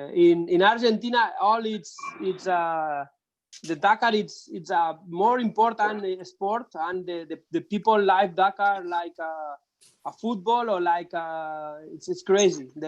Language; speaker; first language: English; non-native, learner; Spanish